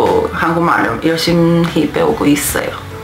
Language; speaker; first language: Korean; non-native, learner; Chinese